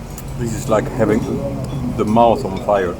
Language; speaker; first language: English; non-native, learner; Swedish